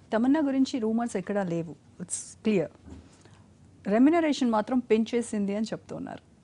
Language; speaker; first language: Telugu; native; Telugu